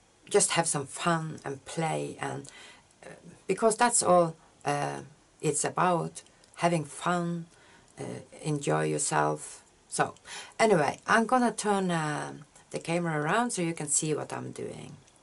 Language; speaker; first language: English; non-native, fluent; Norwegian